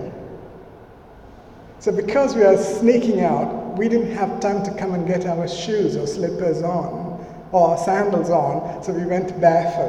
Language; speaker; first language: English; non-native, local second language; Malayalam